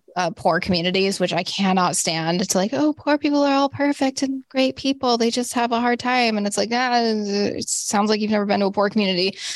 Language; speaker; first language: English; native; English